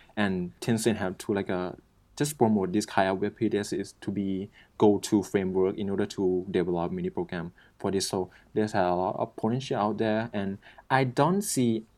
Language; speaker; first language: English; non-native, learner; Thai